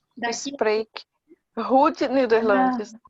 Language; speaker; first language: Dutch; non-native, learner; Portuguese